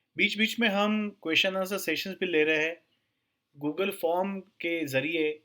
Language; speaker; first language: Hindi; non-native, local second language; Marathi